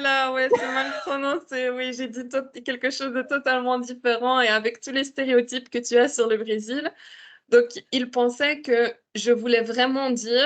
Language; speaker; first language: French; native; French